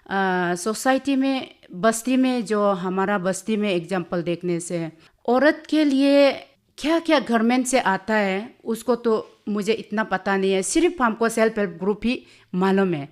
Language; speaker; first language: Hindi; non-native, local second language; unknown